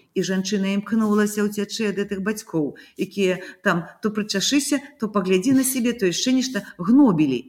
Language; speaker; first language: Belarusian; native; Belarusian